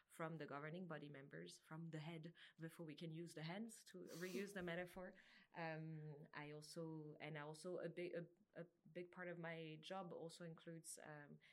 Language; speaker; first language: English; non-native, fluent; French